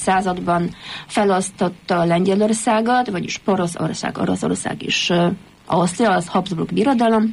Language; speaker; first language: Hungarian; non-native, fluent; Polish